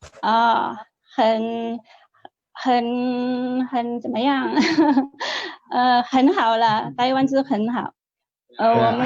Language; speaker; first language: Chinese; non-native, learner; Indonesian